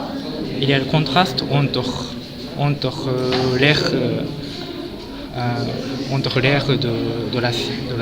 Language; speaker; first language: French; non-native, fluent; Japanese